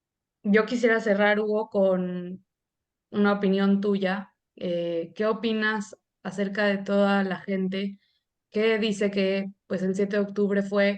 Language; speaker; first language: Spanish; native; Spanish